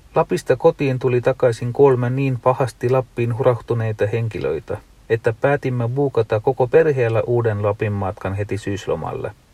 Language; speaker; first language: Finnish; non-native, fluent; Tamil